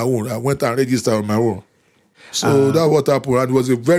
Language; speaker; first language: English; non-native, local second language; Yoruba